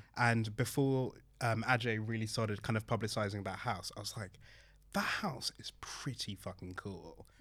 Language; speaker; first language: English; early bilingual, other home language; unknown